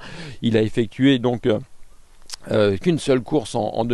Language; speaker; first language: French; native; French